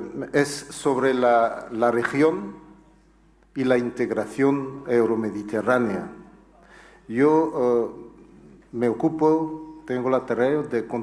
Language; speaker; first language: Spanish; non-native, fluent; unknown